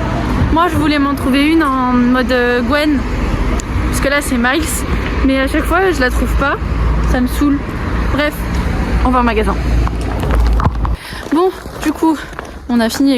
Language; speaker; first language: French; native; French